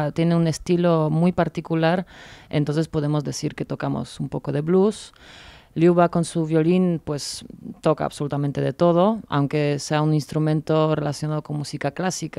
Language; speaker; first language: Spanish; non-native, fluent; Polish